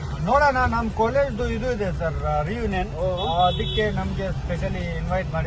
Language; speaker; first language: Kannada; non-native, local second language; Ladakhi